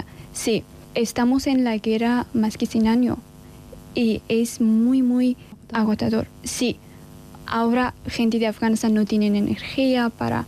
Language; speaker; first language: Spanish; non-native, learner; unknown